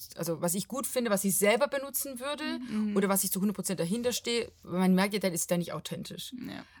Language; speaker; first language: German; non-native, fluent; Portuguese